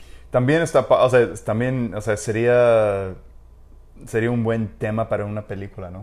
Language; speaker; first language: Spanish; non-native, fluent; English